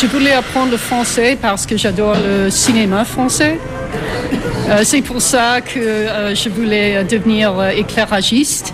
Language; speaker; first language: French; non-native, fluent; English